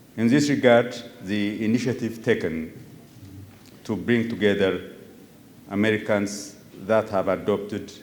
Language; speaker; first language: English; non-native, local second language; Amharic